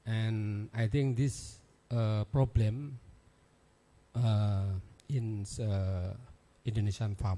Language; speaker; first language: English; non-native, learner; Indonesian